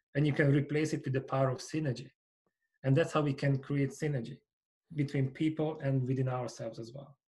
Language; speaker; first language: English; non-native, fluent; Hungarian